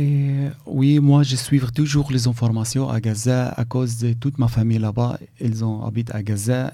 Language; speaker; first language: French; non-native, learner; Arabic